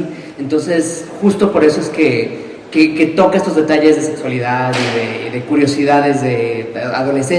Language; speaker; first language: Spanish; native; Spanish